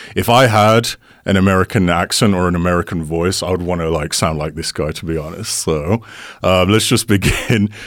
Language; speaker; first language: English; native; English